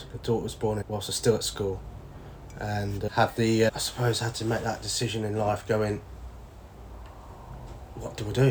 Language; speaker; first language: English; native; English